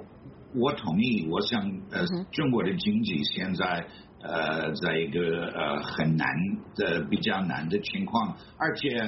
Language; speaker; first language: Chinese; non-native, fluent; English